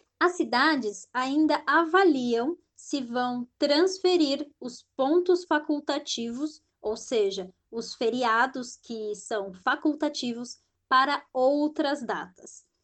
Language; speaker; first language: Portuguese; native; Portuguese